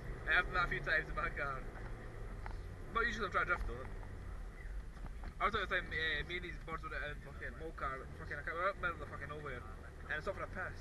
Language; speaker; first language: English; native; English